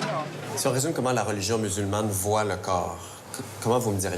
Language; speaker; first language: French; native; French